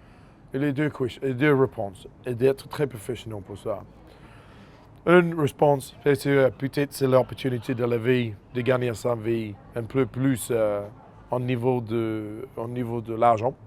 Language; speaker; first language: French; non-native, fluent; English